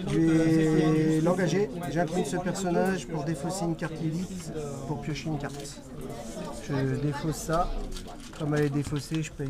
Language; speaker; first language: French; native; French